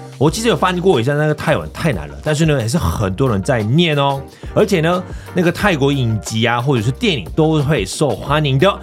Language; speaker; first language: Chinese; non-native, fluent; Korean